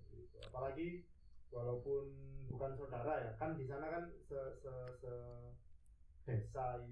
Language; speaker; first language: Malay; non-native, local second language; Javanese